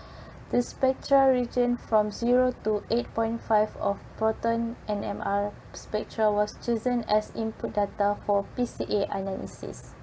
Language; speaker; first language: English; non-native, fluent; Malay